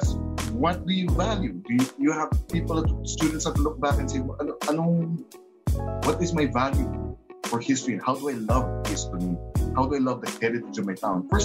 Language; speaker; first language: English; non-native, local second language; Filipino